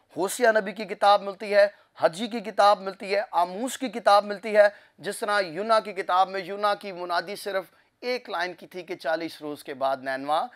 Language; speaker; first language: Urdu; non-native, local second language; Punjabi